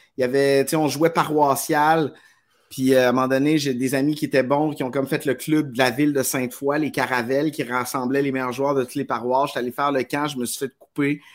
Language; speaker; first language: French; native; French